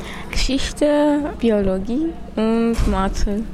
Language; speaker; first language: German; non-native, learner; Armenian